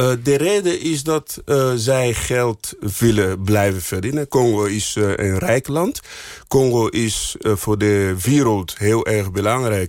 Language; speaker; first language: Dutch; non-native, fluent; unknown